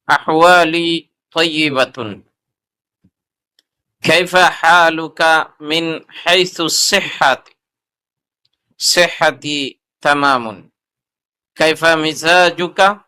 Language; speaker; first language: Arabic; non-native, fluent; Urdu